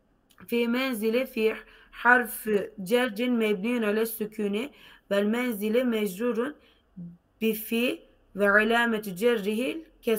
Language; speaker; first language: Arabic; non-native, learner; Turkish